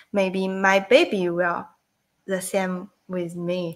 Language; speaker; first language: English; non-native, learner; Chinese